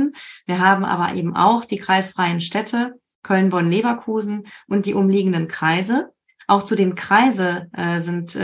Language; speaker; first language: German; native; German